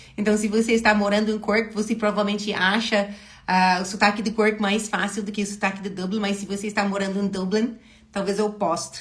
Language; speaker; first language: Portuguese; non-native, fluent; English